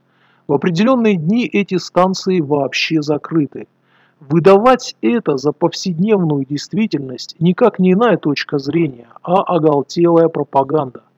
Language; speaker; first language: Russian; native; Russian